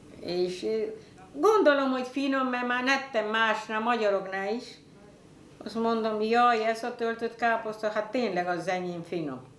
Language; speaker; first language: Hungarian; early bilingual, heritage; Hungarian